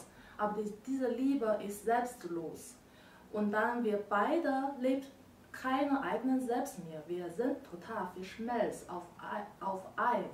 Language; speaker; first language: German; non-native, learner; Chinese